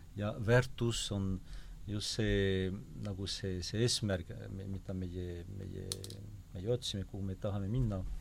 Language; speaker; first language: Estonian; non-native, fluent; French